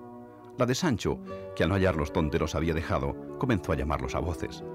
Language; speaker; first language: Spanish; native; Spanish